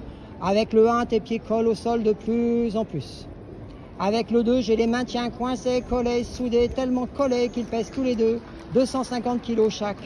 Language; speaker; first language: French; native; French